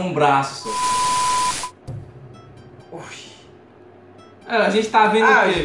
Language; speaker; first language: Portuguese; native; Portuguese